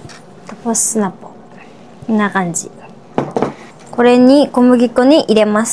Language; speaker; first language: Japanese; early bilingual, other home language; Filipino